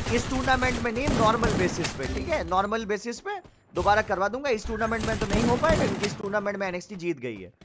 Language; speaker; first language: Hindi; native; Hindi